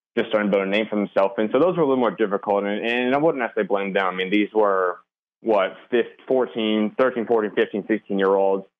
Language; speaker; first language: English; native; English